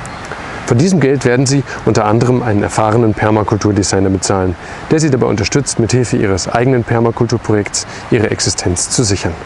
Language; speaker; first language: German; native; German